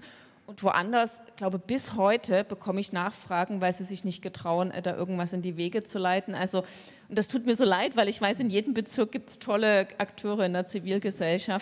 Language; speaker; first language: German; native; German